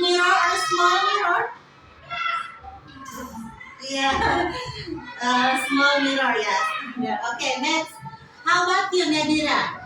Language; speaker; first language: English; non-native, learner; Indonesian